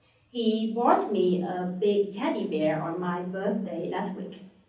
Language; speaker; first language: English; non-native, fluent; Vietnamese